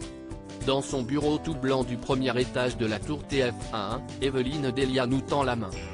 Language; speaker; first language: French; native; French